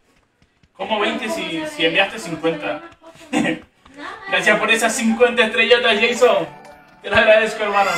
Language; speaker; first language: Spanish; native; Spanish